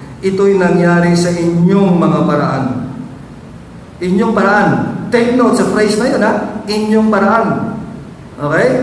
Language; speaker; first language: Filipino; non-native, local second language; Hiligaynon